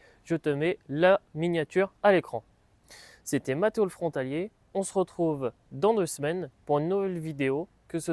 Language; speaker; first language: French; native; French